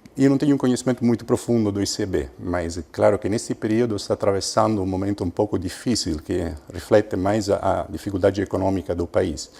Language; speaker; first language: Portuguese; non-native, fluent; Italian